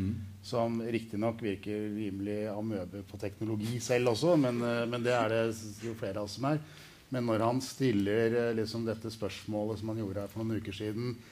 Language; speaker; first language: Norwegian; native; Norwegian